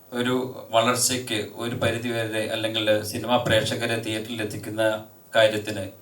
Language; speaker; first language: Malayalam; native; Malayalam